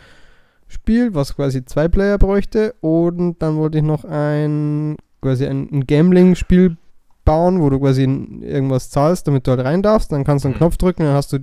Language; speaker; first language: German; native; German